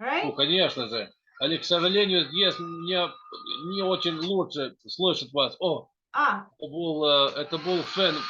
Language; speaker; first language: Russian; non-native, learner; Serbian